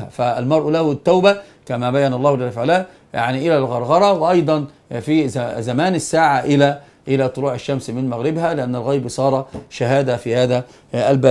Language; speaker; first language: Arabic; native; Arabic